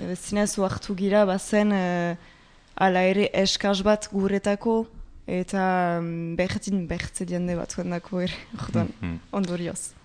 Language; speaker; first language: Basque; native; Basque